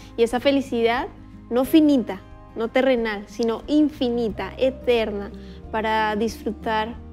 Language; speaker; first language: Spanish; native; Spanish